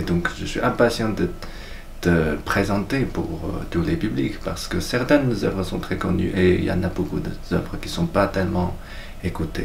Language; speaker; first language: French; non-native, fluent; Chinese